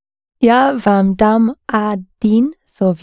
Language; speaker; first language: Russian; non-native, learner; English